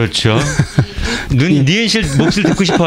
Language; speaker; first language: Korean; native; Korean